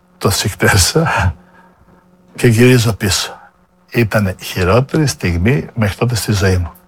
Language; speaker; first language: Greek; non-native, fluent; Serbian